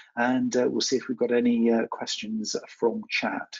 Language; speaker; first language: English; native; English